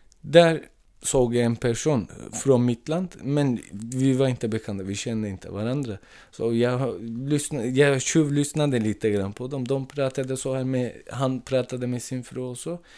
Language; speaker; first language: Swedish; non-native, fluent; Turkish